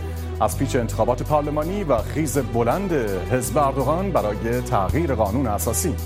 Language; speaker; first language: Persian; native; Persian